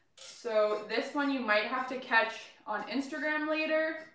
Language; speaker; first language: English; native; English